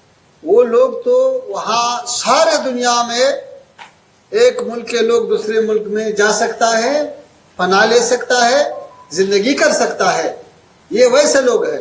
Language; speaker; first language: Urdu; non-native, fluent; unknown